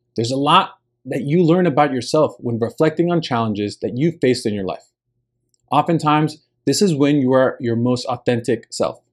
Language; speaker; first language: English; early bilingual, other home language; Spanish